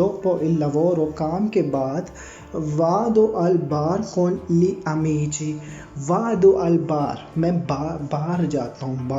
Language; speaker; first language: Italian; non-native, fluent; Urdu